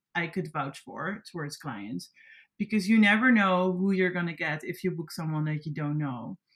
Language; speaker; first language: English; non-native, fluent; Dutch